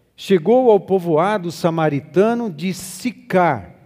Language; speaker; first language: Portuguese; native; Portuguese